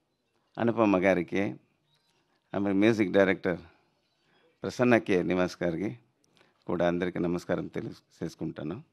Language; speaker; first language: Telugu; non-native, local second language; Tamil